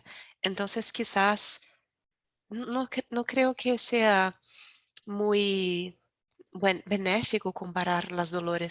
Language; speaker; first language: Spanish; non-native, learner; Portuguese